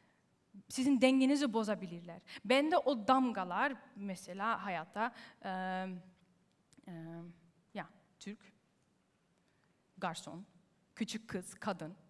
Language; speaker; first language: Turkish; early bilingual, heritage; Turkish